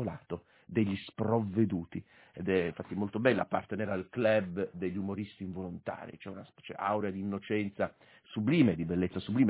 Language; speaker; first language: Italian; native; Italian